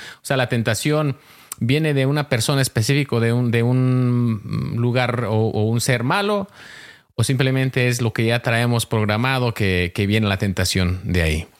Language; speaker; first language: Spanish; early bilingual, heritage; Spanish